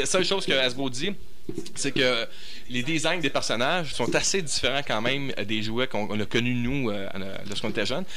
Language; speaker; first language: French; native; French